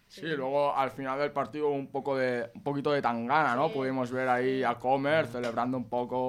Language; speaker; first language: Spanish; native; Spanish